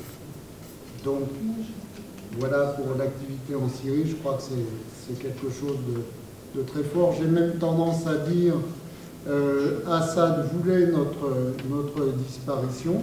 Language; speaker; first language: French; native; French